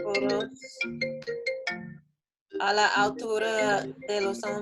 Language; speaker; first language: Spanish; non-native, learner; English